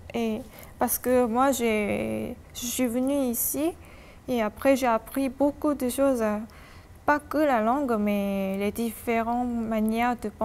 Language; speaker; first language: French; non-native, fluent; Korean